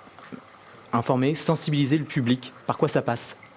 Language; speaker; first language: French; native; French